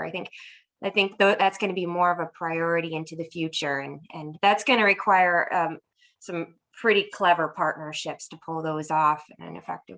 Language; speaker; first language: English; native; English